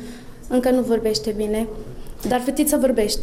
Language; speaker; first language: Romanian; non-native, learner; Arabic